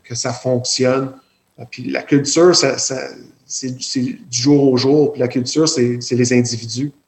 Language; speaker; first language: French; native; French